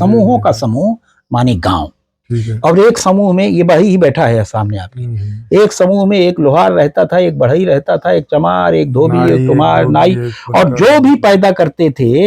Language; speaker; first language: Hindi; native; Hindi